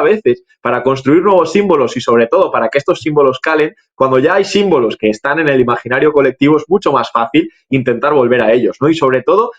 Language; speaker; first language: Spanish; native; Spanish